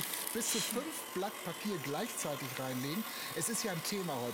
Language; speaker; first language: German; native; German